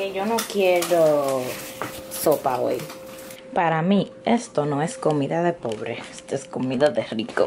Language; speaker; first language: Spanish; native; Spanish